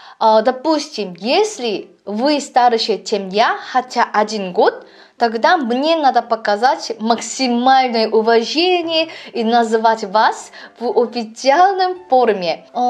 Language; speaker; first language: Russian; non-native, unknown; Korean